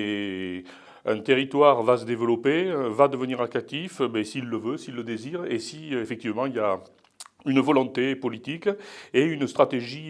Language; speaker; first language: French; native; French